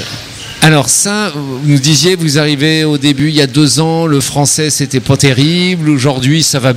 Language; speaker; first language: French; native; French